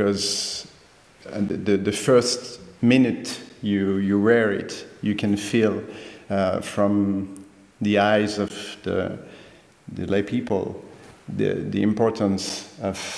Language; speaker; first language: English; non-native, fluent; French